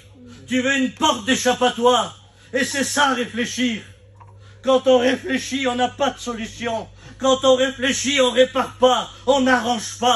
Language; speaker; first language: French; native; French